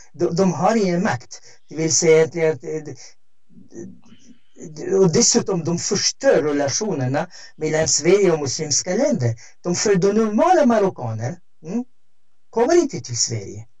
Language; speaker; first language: Swedish; non-native, fluent; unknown